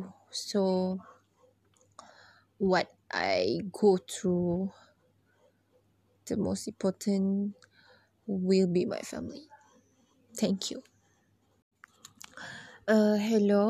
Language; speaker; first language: English; non-native, learner; Malay